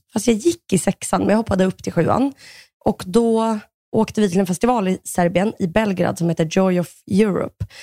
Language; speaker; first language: Swedish; early bilingual, other home language; Russian